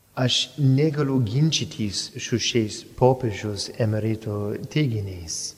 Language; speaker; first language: Lithuanian; non-native, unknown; English